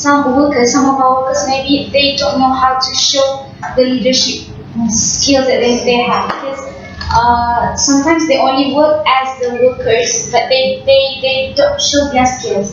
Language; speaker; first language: English; non-native, fluent; Malay